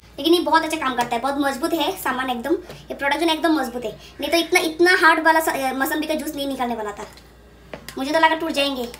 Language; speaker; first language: Hindi; non-native, local second language; Bangla